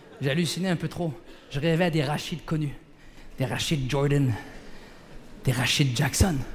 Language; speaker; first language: French; early bilingual, other home language; Arabic